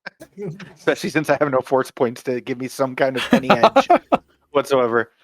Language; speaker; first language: English; native; English